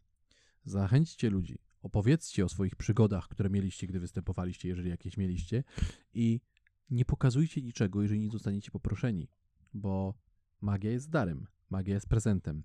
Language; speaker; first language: Polish; native; Polish